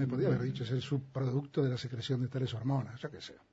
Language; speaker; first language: Spanish; native; Spanish